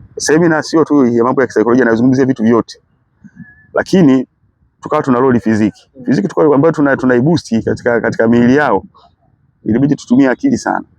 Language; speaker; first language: Swahili; native; Swahili